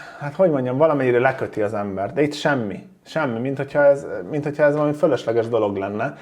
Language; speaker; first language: Hungarian; native; Hungarian